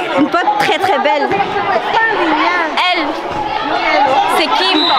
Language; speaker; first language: French; early bilingual, other home language; Filipino